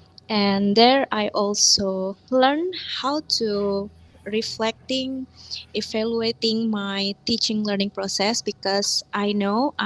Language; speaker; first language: English; non-native, learner; Indonesian